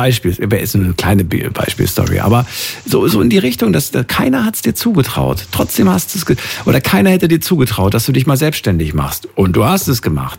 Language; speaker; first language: German; native; German